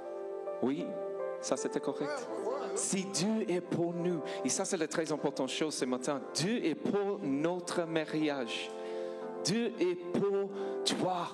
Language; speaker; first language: French; non-native, learner; English